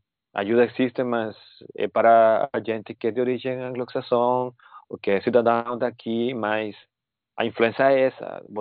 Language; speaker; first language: Portuguese; non-native, fluent; Spanish